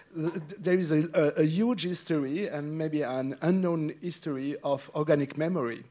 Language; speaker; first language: English; non-native, fluent; French